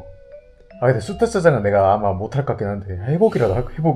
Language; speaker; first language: Korean; native; Korean